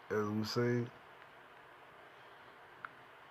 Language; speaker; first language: English; native; English